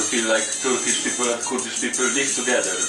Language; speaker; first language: English; non-native, fluent; Polish